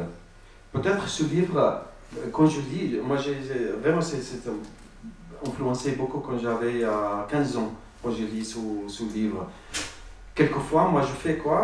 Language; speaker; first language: French; non-native, learner; Arabic